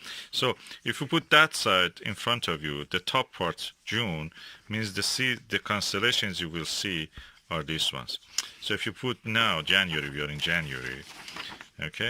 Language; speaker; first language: English; non-native, fluent; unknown